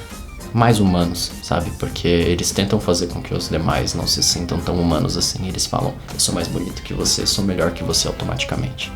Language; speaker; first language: Portuguese; native; Portuguese